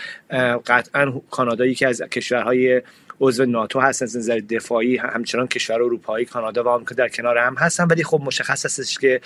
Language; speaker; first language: Persian; native; Persian